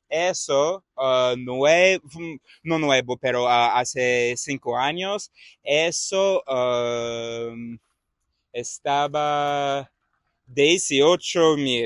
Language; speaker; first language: Spanish; non-native, learner; English